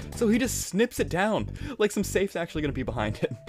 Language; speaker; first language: English; native; English